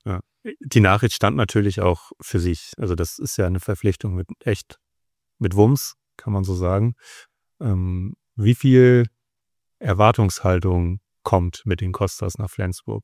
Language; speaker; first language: German; native; German